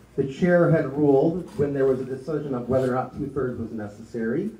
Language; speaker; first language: English; native; English